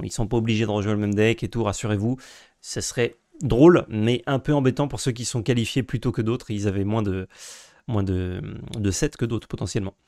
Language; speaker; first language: French; native; French